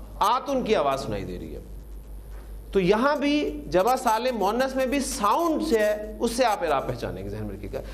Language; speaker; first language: Urdu; native; Urdu